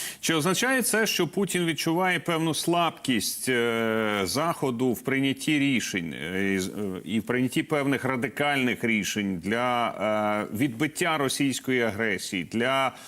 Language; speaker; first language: Ukrainian; native; Ukrainian